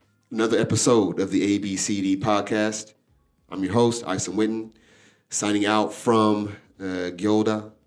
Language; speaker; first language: English; native; English